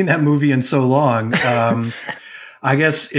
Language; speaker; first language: English; native; English